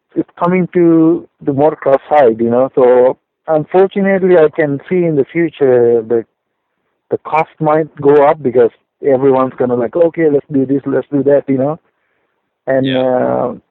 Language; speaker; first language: English; non-native, local second language; Sinhala